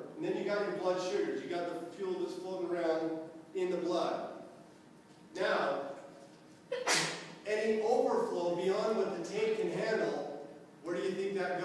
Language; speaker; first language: English; native; English